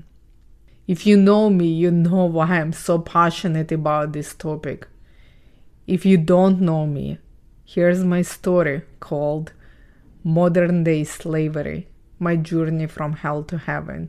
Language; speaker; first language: English; non-native, fluent; Ukrainian